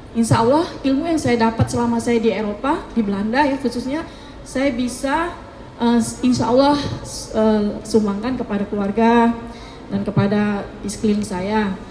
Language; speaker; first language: Indonesian; native; Indonesian